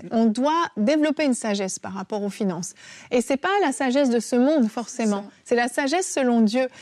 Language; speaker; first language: French; native; French